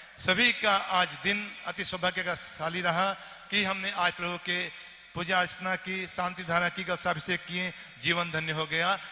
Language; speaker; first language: Hindi; native; Hindi